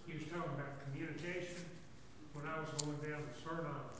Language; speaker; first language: English; native; English